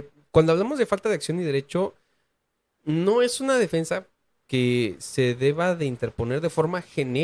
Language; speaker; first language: Spanish; native; Spanish